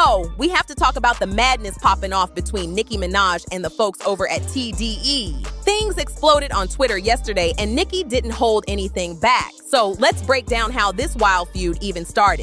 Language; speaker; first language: English; native; English